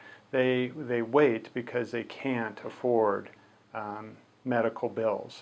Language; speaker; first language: English; native; English